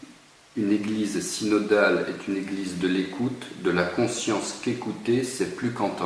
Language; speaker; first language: French; native; French